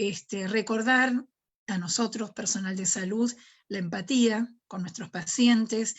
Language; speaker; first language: Spanish; native; Spanish